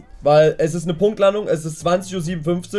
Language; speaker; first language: German; native; German